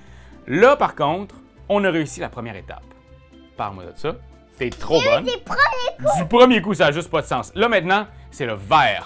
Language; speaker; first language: French; native; French